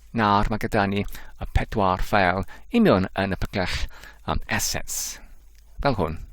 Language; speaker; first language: Welsh; non-native, learner; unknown